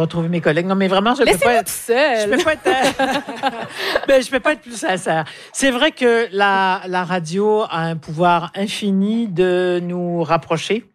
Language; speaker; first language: French; native; French